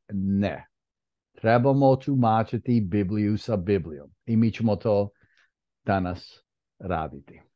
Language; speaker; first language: Croatian; early bilingual, heritage; Croatian